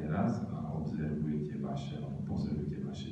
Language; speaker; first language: Slovak; native; Slovak